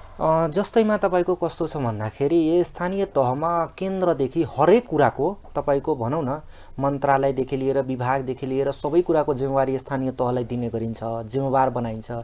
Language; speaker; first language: Nepali; non-native, local second language; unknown